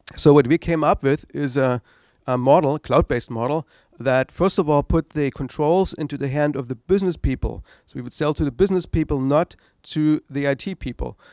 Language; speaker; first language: English; non-native, fluent; German